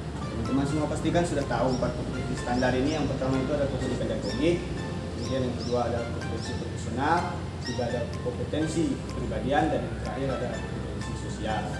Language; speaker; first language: Indonesian; native; Indonesian